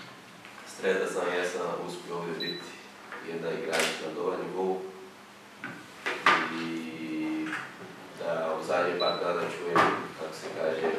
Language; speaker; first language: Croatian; non-native, fluent; Portuguese